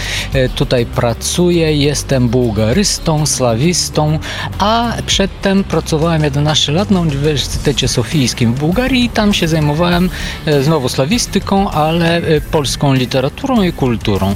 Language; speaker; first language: Polish; non-native, fluent; Bulgarian